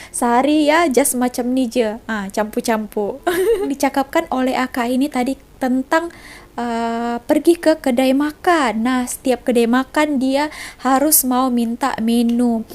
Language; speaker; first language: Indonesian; native; Indonesian